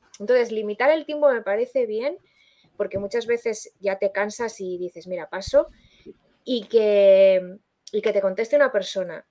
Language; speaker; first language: Spanish; native; Spanish